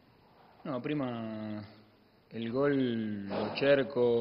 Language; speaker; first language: Italian; non-native, fluent; Spanish